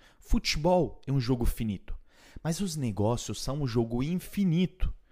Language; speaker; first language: Portuguese; non-native, fluent; Italian